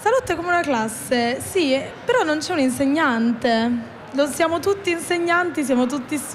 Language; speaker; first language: Italian; native; Italian